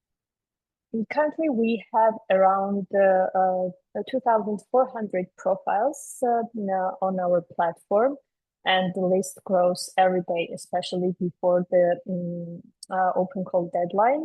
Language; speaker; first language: English; non-native, fluent; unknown